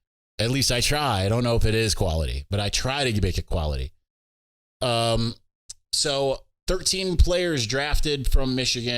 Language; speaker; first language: English; native; English